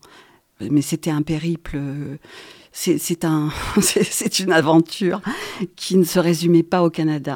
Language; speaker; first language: French; native; French